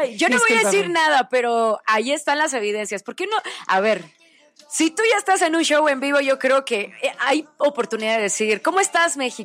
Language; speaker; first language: Spanish; native; Spanish